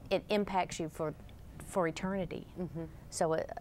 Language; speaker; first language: English; native; English